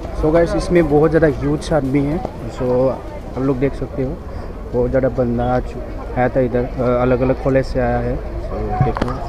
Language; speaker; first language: Hindi; non-native, local second language; Bodo